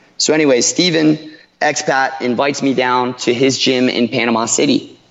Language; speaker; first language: English; native; English